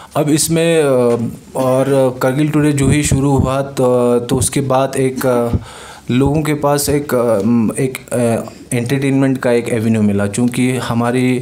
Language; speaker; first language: Hindi; non-native, local second language; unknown